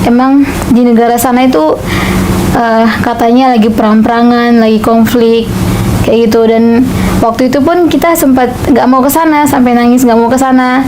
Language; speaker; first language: Indonesian; native; Indonesian